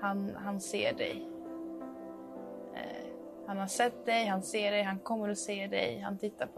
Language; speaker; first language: Swedish; early bilingual, other home language; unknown